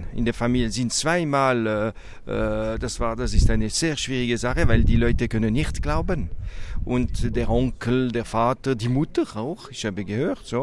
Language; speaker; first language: German; non-native, local second language; French